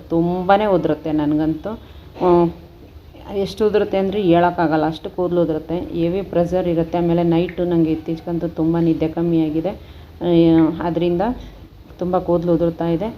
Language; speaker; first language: Kannada; native; Kannada